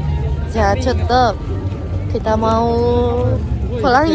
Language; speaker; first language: Indonesian; non-native, learner; Japanese